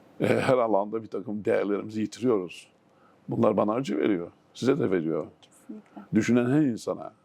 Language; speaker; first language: Turkish; native; Turkish